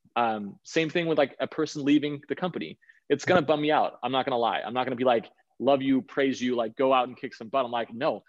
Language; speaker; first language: English; early bilingual, other home language; Danish